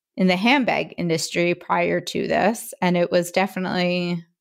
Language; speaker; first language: English; native; English